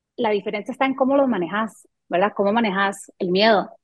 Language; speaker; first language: Spanish; early bilingual, other home language; French